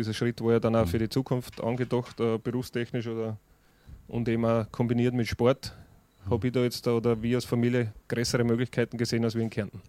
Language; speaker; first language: German; native; German